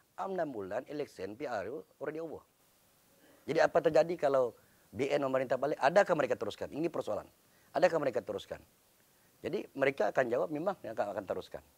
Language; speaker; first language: Malay; native; Malay